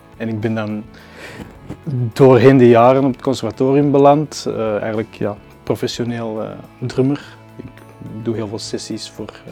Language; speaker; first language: Dutch; native; Dutch